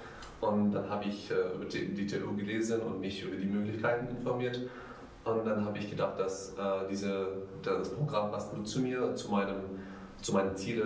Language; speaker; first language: German; non-native, fluent; Arabic